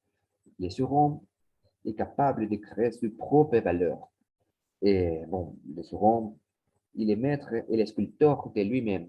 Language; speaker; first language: French; non-native, learner; Spanish